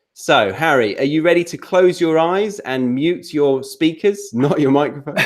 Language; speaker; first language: English; native; English